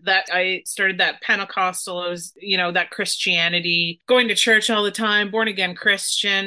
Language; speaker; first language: English; native; English